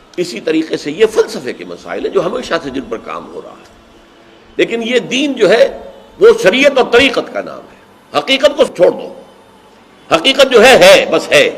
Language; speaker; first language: Urdu; native; Urdu